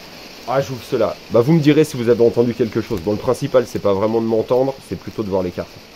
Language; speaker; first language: French; native; French